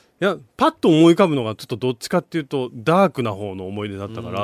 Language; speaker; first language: Japanese; native; Japanese